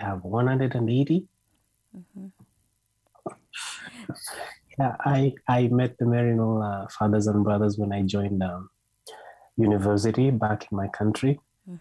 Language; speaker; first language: English; non-native, local second language; Luyia